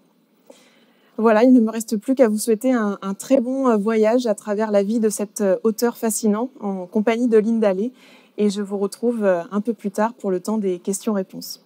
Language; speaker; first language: French; native; French